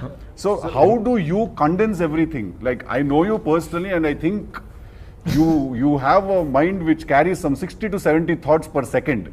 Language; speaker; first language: Telugu; native; Telugu